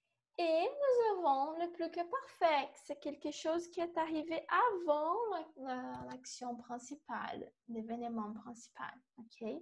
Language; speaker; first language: French; non-native, fluent; Portuguese